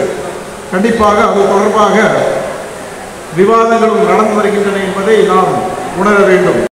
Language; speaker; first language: Tamil; native; Tamil